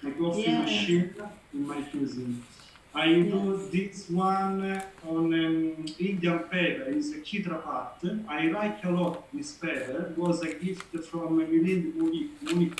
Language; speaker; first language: English; non-native, learner; Italian